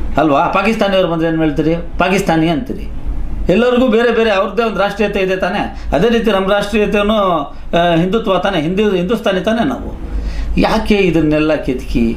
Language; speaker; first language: Kannada; non-native, local second language; Urdu